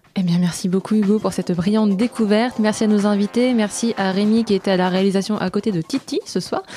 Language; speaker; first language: French; native; French